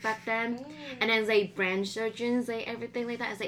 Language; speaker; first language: English; non-native, fluent; Vietnamese